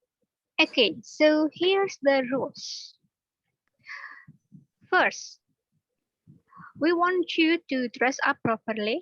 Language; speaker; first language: English; non-native, learner; Indonesian